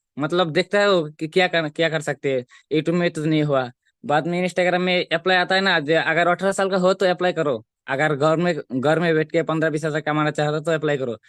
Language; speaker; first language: Hindi; non-native, local second language; Bangla